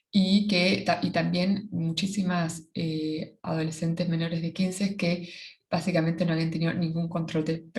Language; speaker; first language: Spanish; native; Spanish